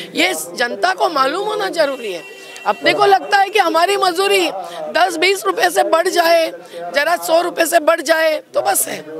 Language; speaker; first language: Hindi; non-native, local second language; Marathi